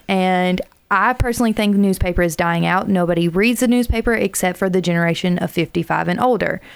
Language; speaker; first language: English; native; English